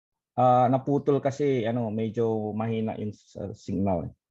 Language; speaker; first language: Filipino; non-native, fluent; Indonesian